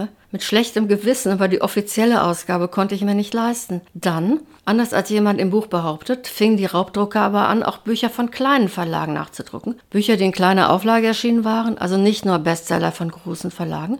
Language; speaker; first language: German; native; German